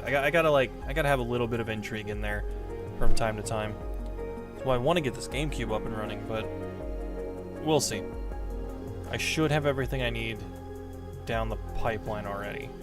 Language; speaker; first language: English; native; English